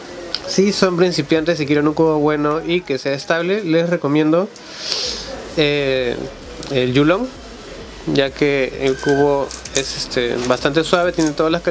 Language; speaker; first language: Spanish; native; Spanish